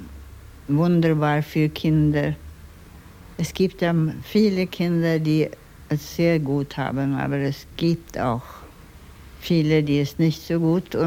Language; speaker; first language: German; non-native, fluent; Swedish